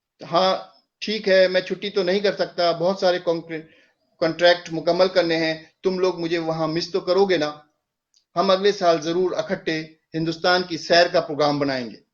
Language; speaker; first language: Urdu; native; Urdu